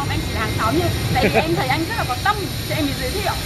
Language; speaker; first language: Vietnamese; native; Vietnamese